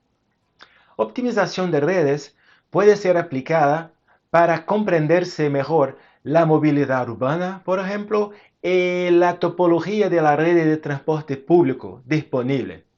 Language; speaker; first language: Spanish; non-native, fluent; Portuguese